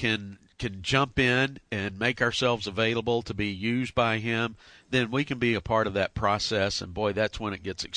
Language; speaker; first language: English; native; English